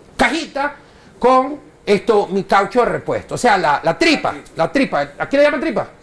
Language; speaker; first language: Spanish; native; Spanish